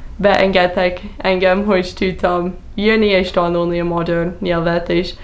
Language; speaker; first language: Hungarian; non-native, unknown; English